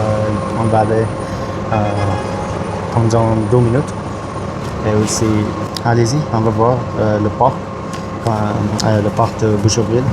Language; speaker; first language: French; non-native, learner; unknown